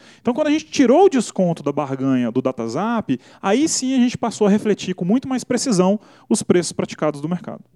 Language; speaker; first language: Portuguese; native; Portuguese